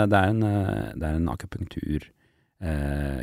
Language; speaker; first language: Norwegian; native; Norwegian